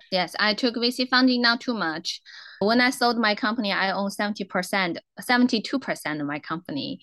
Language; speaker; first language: English; non-native, fluent; Chinese